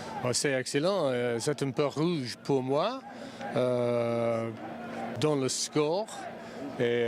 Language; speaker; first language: French; non-native, learner; English